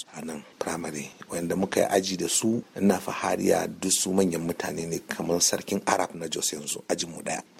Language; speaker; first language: Hausa; non-native, local second language; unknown